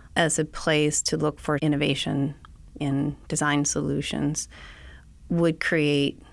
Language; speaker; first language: English; non-native, fluent; Danish